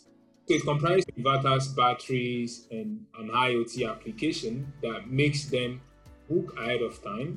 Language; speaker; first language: English; non-native, local second language; Yoruba